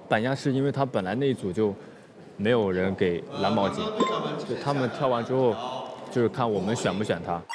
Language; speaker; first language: Chinese; native; Chinese